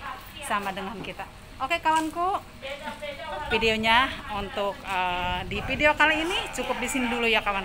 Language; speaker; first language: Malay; non-native, local second language; Sundanese